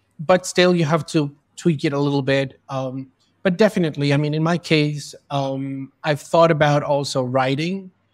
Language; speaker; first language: English; early bilingual, other home language; Spanish